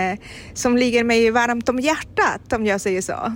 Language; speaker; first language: Swedish; non-native, fluent; Spanish